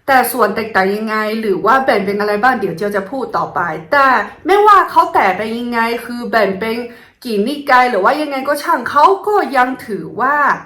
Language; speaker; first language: Thai; non-native, fluent; Chinese